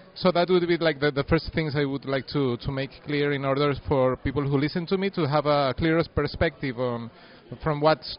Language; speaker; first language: English; non-native, fluent; Spanish